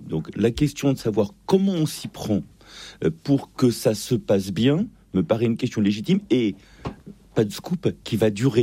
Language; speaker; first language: French; native; French